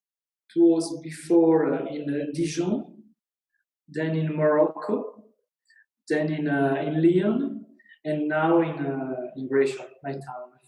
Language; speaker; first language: English; non-native, learner; Italian